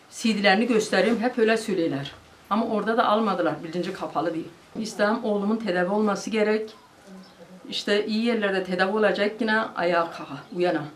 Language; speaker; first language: Turkish; non-native, local second language; Kurdish